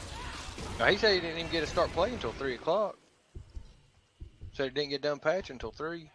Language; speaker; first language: English; native; English